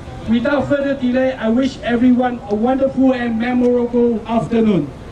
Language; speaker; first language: English; non-native, local second language; Chinese